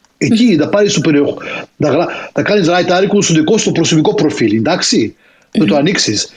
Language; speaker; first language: Greek; early bilingual, heritage; Greek